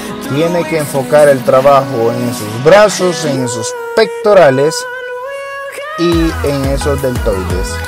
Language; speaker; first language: Spanish; native; Spanish